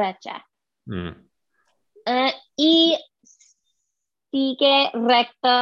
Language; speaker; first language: Spanish; non-native, learner; English